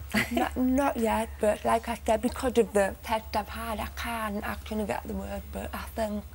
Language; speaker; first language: English; native; English